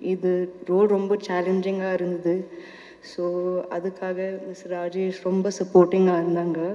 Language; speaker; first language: Tamil; non-native, learner; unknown